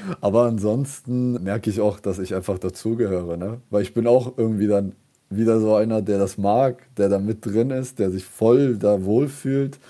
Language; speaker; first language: German; early bilingual, other home language; Kurdish